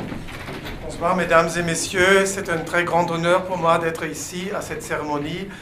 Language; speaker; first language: French; non-native, fluent; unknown